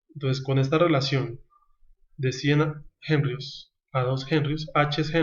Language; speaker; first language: Spanish; native; Spanish